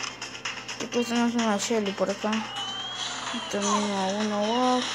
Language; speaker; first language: Spanish; native; Spanish